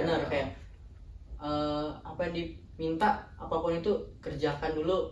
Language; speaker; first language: Indonesian; native; Indonesian